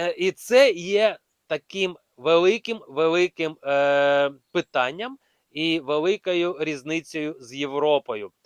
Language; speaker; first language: Ukrainian; non-native, local second language; Russian